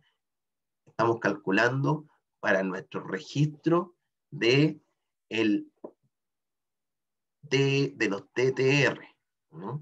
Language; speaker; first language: Spanish; native; Spanish